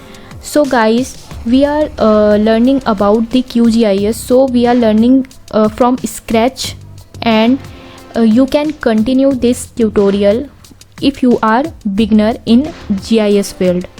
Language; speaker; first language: English; non-native, local second language; Hindi